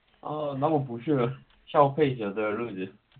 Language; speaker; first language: Chinese; non-native, learner; Korean